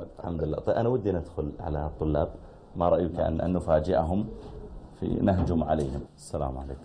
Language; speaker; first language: Arabic; native; Arabic